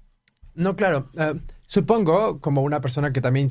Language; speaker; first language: Spanish; native; Spanish